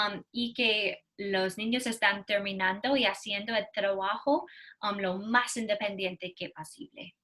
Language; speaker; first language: Spanish; non-native, learner; English